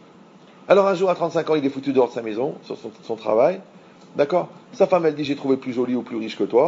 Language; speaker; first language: French; native; French